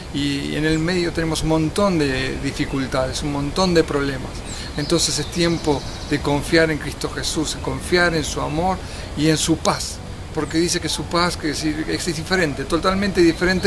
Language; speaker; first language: Spanish; native; Spanish